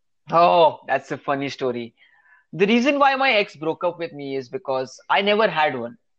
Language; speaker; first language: English; non-native, local second language; Hindi